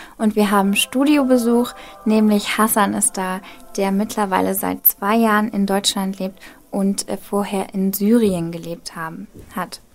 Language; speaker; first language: German; native; German